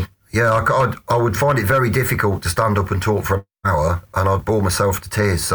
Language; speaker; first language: English; native; English